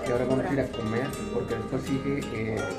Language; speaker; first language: Spanish; native; Spanish